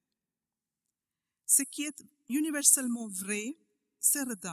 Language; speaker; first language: French; non-native, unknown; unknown